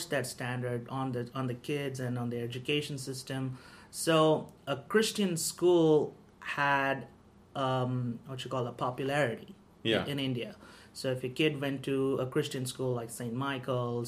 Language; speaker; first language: English; non-native, local second language; Tamil